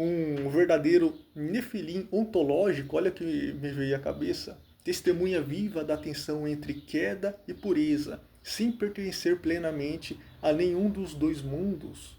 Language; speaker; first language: Portuguese; native; Portuguese